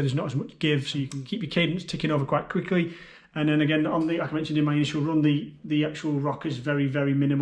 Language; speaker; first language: English; native; English